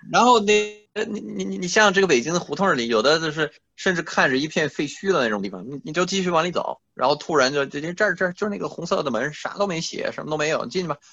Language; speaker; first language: Chinese; non-native, fluent; French